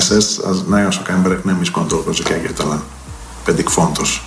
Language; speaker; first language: Hungarian; non-native, fluent; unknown